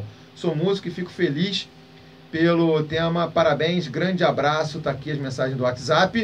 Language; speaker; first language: Portuguese; native; Portuguese